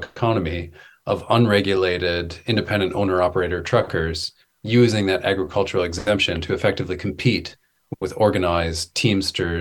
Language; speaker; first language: English; native; English